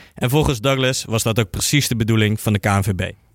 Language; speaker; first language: Dutch; native; Dutch